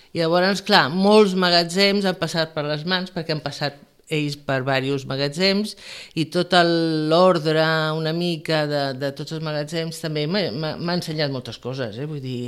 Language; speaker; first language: Catalan; non-native, local second language; Spanish